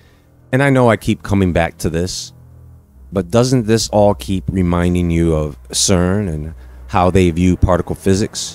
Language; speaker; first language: English; native; English